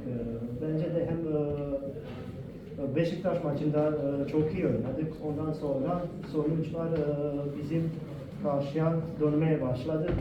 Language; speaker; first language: Turkish; non-native, fluent; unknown